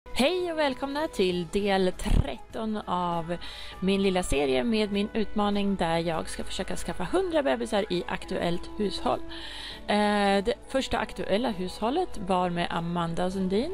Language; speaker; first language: Swedish; native; Swedish